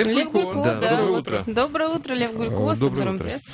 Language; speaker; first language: Russian; native; Russian